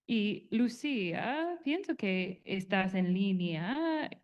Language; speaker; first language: Spanish; non-native, learner; English